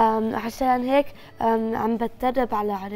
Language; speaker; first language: Arabic; early bilingual, heritage; Arabic